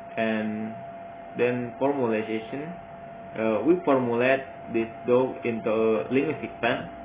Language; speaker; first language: English; non-native, learner; Indonesian